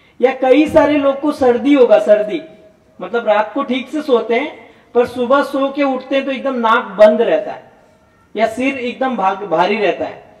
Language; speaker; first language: Hindi; non-native, local second language; Gujarati